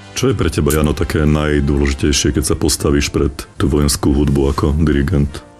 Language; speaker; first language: Slovak; native; Slovak